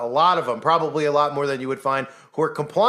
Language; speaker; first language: English; native; English